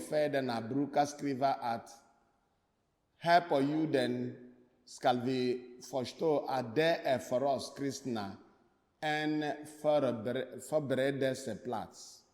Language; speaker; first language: Swedish; non-native, fluent; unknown